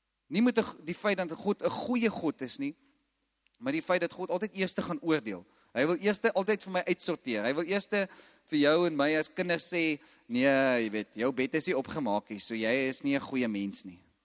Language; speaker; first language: Afrikaans; native; Afrikaans